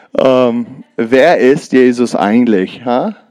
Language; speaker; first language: German; non-native, learner; English